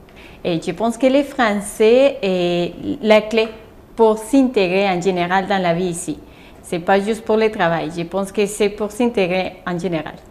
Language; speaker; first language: French; non-native, fluent; Spanish